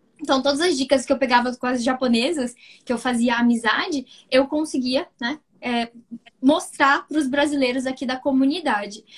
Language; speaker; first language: Portuguese; native; Portuguese